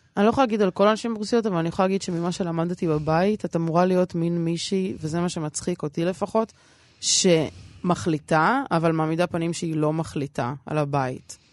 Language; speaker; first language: Hebrew; early bilingual, other home language; Russian